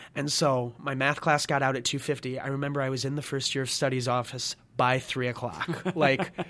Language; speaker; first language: English; native; English